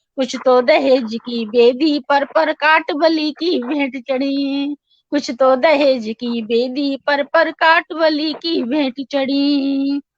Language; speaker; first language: Hindi; native; Hindi